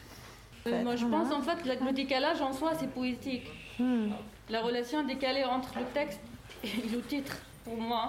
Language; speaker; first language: French; non-native, fluent; Arabic